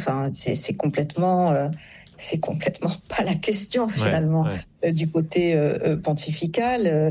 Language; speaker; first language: French; native; French